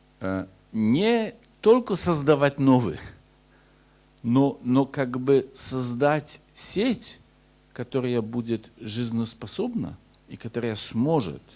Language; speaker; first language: Russian; non-native, fluent; Polish